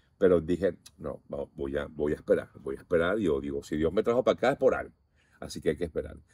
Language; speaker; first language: Spanish; native; Spanish